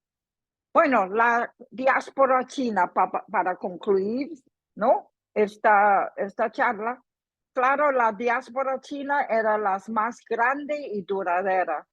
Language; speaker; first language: Spanish; non-native, fluent; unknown